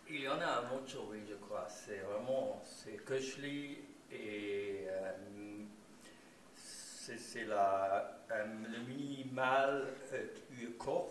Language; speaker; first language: French; non-native, local second language; German